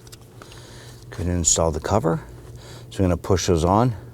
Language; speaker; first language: English; native; English